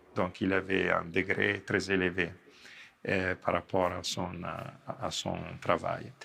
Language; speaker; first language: French; non-native, fluent; Italian